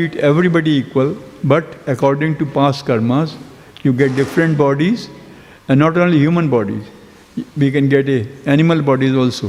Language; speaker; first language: English; non-native, local second language; Hindi